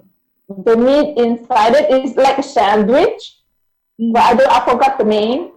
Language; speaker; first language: English; non-native, learner; Indonesian